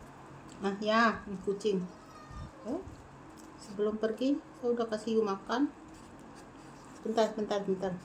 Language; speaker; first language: Indonesian; non-native, local second language; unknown